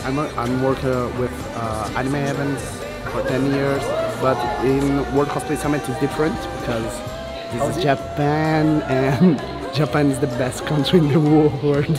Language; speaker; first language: English; non-native, learner; Portuguese